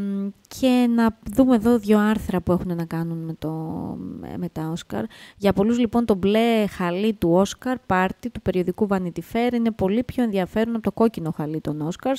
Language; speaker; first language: Greek; native; Greek